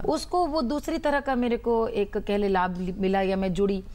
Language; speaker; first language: Hindi; native; Hindi